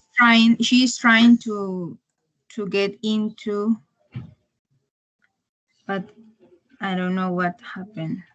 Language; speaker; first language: English; non-native, learner; Spanish